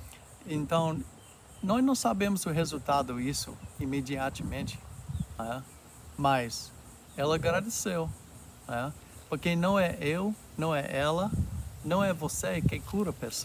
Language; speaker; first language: Portuguese; non-native, fluent; English